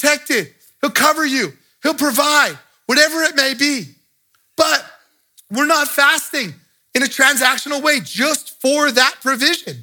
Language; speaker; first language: English; native; English